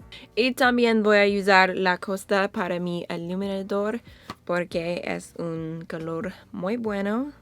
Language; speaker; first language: Spanish; non-native, learner; English